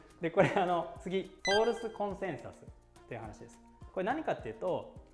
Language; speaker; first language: Japanese; early bilingual, heritage; Japanese